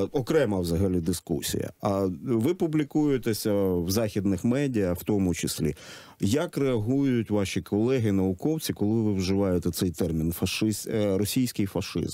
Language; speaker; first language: Ukrainian; native; Ukrainian